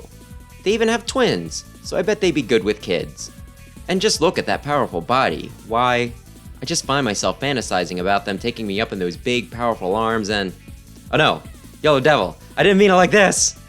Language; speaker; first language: English; native; English